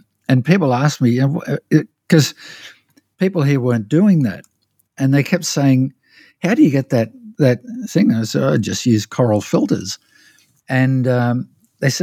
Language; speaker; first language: English; native; English